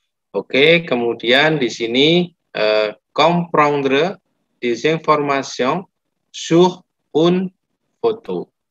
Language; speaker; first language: French; non-native, fluent; Indonesian